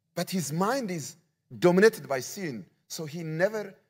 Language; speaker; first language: English; non-native, learner; Amharic